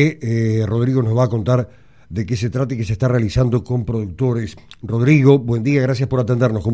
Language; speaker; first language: Spanish; native; Spanish